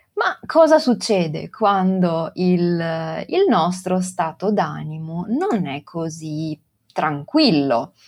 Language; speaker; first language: Italian; non-native, local second language; Venetian